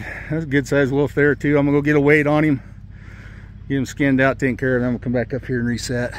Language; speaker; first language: English; native; English